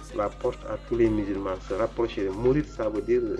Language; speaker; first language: French; non-native, local second language; Wolof